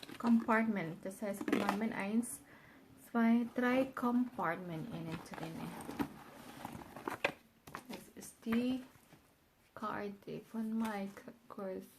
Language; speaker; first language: German; non-native, learner; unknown